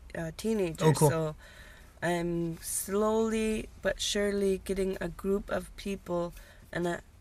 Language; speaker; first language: English; non-native, fluent; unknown